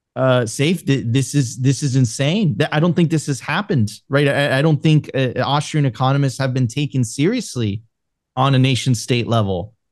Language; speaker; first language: English; non-native, fluent; Spanish